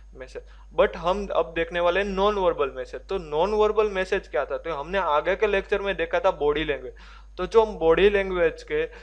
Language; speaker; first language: Hindi; non-native, local second language; Gujarati